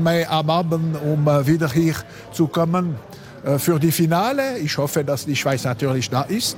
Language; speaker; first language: German; non-native, local second language; French